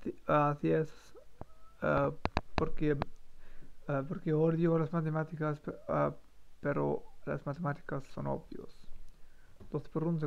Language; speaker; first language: Spanish; non-native, learner; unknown